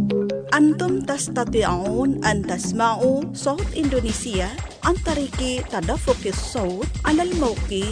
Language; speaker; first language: Arabic; non-native, fluent; Indonesian